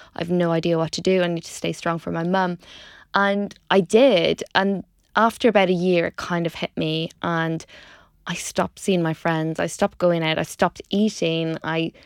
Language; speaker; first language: English; native; English